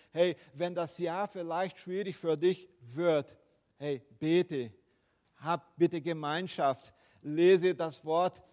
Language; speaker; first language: German; non-native, fluent; Portuguese